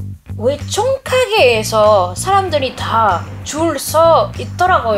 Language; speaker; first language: Korean; non-native, fluent; French